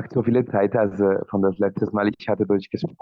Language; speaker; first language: German; non-native, learner; Spanish